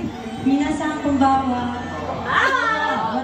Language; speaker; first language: Japanese; non-native, learner; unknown